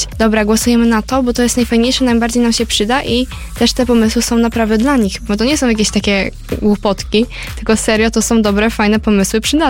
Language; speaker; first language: Polish; native; Polish